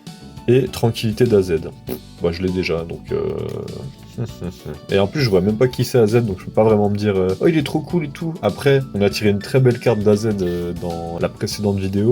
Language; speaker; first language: French; native; French